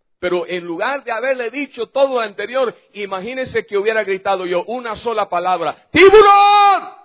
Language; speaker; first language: Spanish; non-native, fluent; English